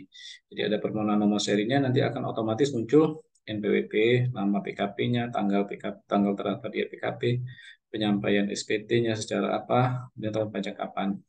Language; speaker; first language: Indonesian; native; Indonesian